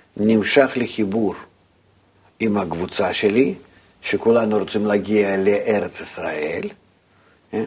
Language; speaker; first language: Hebrew; native; Hebrew